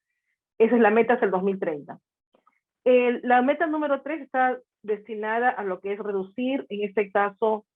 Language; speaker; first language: Spanish; native; Spanish